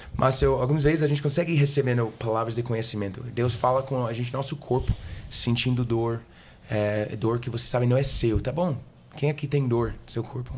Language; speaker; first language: Portuguese; non-native, learner; English